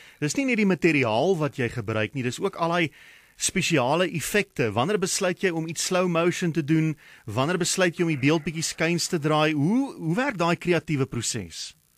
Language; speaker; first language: Afrikaans; native; Afrikaans